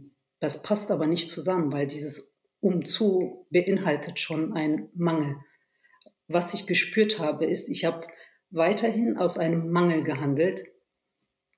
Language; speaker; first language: German; early bilingual, other home language; Turkish